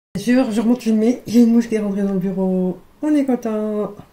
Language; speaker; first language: French; native; French